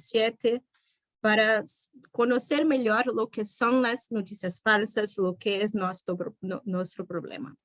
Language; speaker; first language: Spanish; non-native, fluent; Portuguese